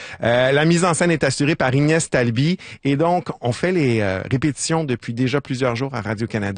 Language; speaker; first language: French; native; French